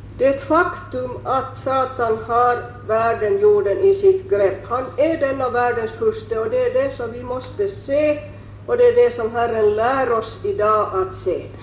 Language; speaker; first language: Swedish; native; Swedish